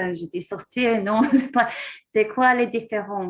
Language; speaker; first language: French; non-native, learner; English